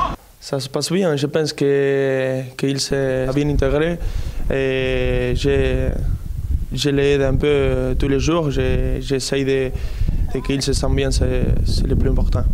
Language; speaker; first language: French; non-native, fluent; Spanish